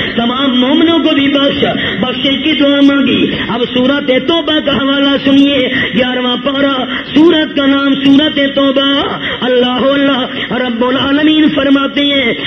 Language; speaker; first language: Urdu; non-native, local second language; Punjabi